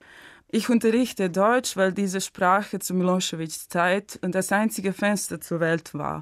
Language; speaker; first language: German; non-native, fluent; Serbian